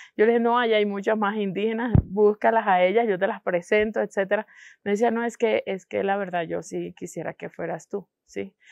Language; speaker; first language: Spanish; non-native, local second language; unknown